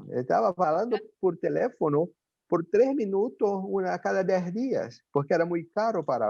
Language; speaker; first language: Spanish; non-native, fluent; Portuguese